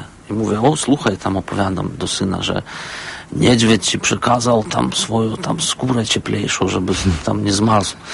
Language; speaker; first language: Polish; non-native, fluent; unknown